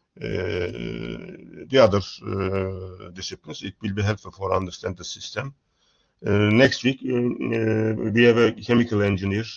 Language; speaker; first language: English; non-native, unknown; Turkish